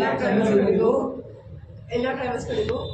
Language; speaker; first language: Kannada; non-native, learner; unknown